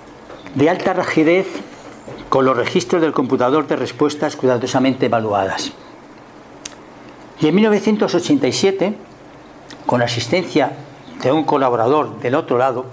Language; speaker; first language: Spanish; native; Spanish